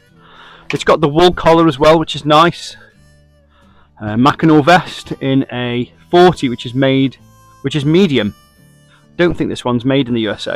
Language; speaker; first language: English; native; English